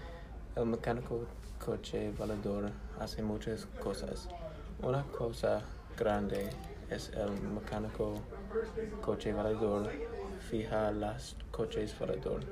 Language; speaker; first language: Spanish; non-native, learner; English